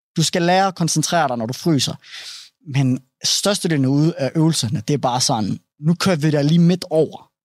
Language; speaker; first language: Danish; early bilingual, other home language; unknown